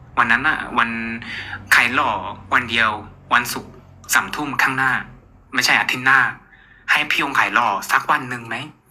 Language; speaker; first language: Thai; non-native, fluent; Korean